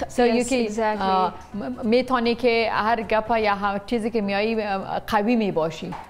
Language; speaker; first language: Persian; non-native, fluent; Pashto